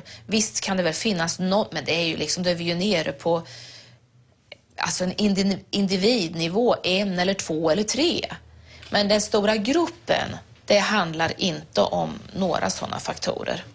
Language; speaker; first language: Swedish; native; Swedish